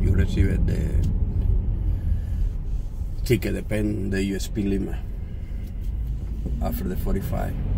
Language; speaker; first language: English; non-native, learner; Spanish